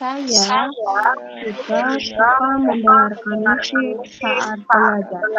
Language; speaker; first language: Indonesian; non-native, learner; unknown